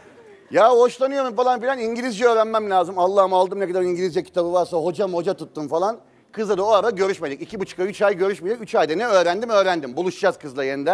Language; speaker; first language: Turkish; native; Turkish